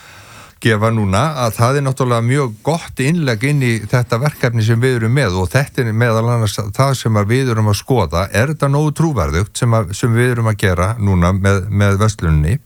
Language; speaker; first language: Icelandic; native; Icelandic